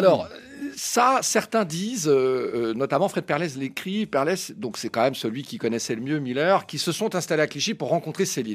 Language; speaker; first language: French; native; French